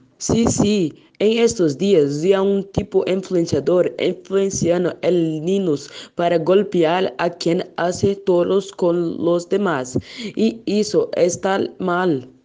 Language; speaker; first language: Spanish; non-native, learner; Portuguese